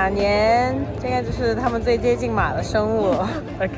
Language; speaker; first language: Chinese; early bilingual, heritage; Chinese